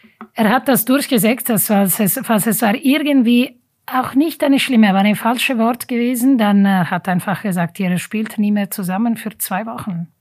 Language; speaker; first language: German; non-native, fluent; Italian